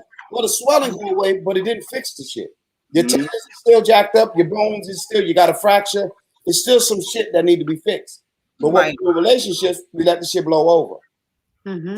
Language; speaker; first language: English; native; English